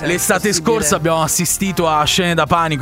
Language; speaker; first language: Italian; native; Italian